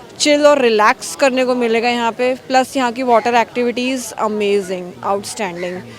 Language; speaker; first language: Hindi; native; Hindi